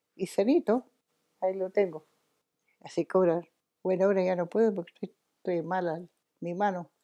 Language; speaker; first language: Spanish; non-native, local second language; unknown